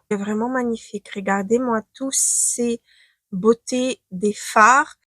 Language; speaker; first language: French; non-native, fluent; Ukrainian